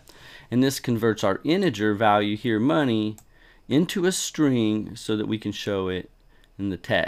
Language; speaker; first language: English; native; English